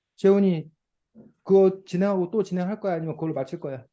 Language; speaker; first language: Korean; native; Korean